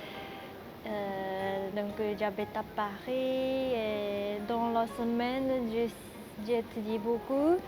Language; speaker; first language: French; non-native, learner; Japanese